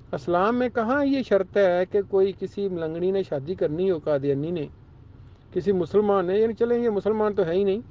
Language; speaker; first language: Urdu; non-native, local second language; Punjabi